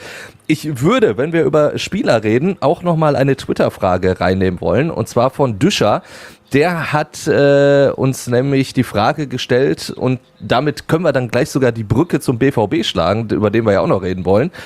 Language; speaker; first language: German; native; German